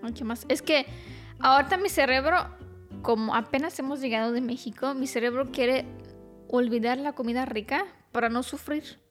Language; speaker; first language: Spanish; non-native, fluent; Romanian